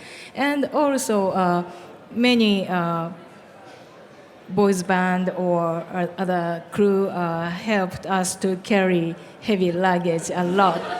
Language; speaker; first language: English; non-native, learner; Japanese